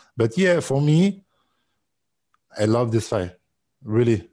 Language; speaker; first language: English; non-native, learner; French